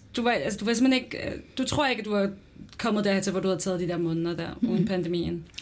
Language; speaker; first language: Danish; native; Danish